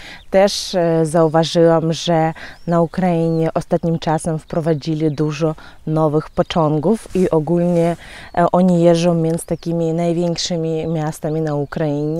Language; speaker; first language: Polish; non-native, fluent; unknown